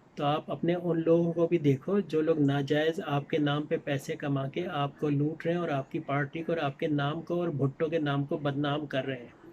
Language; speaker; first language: Urdu; native; Urdu